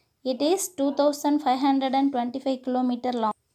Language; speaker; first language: English; non-native, local second language; Tamil